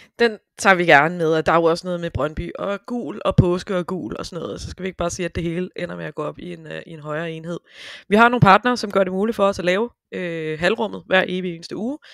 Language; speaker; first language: Danish; native; Danish